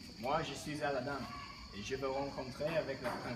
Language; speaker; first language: French; non-native, learner; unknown